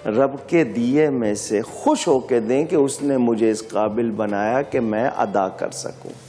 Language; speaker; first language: Urdu; native; Urdu